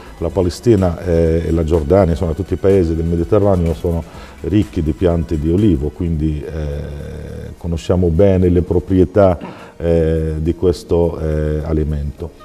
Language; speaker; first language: Italian; non-native, fluent; Arabic